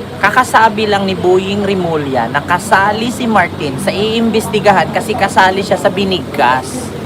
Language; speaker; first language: Filipino; non-native, local second language; Cebuano